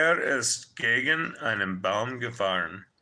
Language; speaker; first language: German; non-native, fluent; English